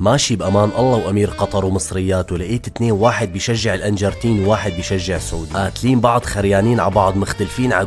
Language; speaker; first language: Arabic; native; Arabic